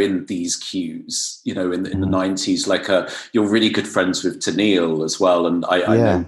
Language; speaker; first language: English; native; English